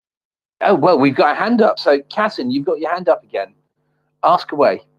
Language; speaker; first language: English; native; English